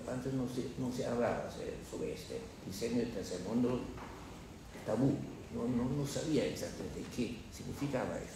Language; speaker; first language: Spanish; non-native, fluent; German